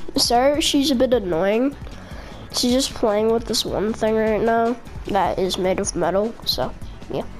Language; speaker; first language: English; native; English